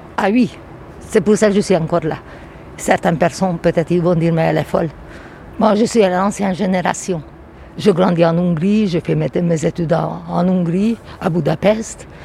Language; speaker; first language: French; non-native, fluent; Hungarian